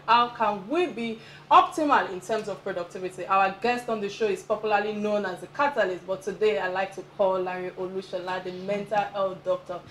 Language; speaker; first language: English; non-native, local second language; Yoruba